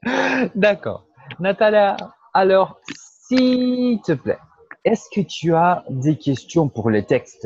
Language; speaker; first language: French; non-native, fluent; Portuguese